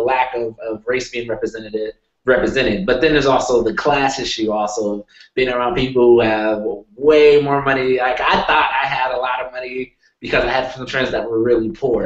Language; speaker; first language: English; native; English